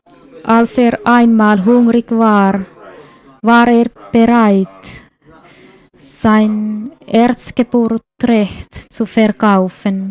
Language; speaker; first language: German; non-native, fluent; Swedish